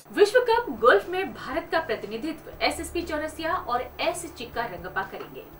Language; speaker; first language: Hindi; native; Hindi